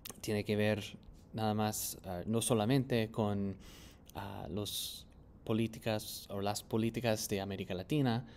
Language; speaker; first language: Spanish; non-native, fluent; English